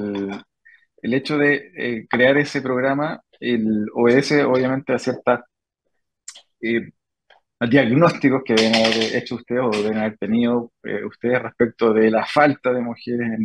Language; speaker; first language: Spanish; native; Spanish